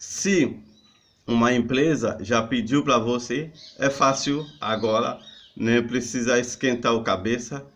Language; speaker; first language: Portuguese; non-native, learner; Haitian Creole